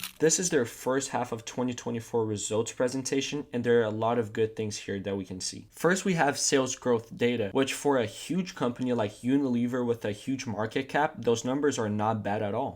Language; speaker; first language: English; non-native, fluent; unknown